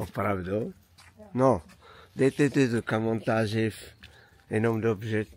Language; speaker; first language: Czech; non-native, learner; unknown